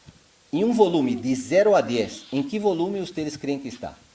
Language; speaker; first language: Spanish; non-native, fluent; Portuguese